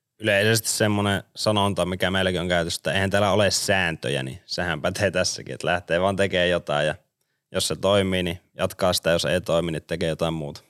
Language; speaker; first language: Finnish; native; Finnish